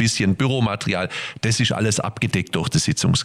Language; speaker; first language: German; native; German